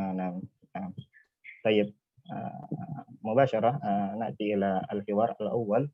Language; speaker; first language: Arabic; non-native, fluent; Indonesian